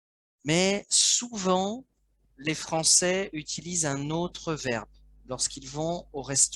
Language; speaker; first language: French; non-native, fluent; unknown